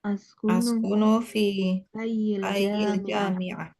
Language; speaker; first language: Arabic; non-native, learner; Indonesian